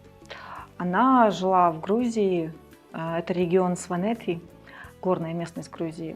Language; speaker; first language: Russian; early bilingual, other home language; Georgian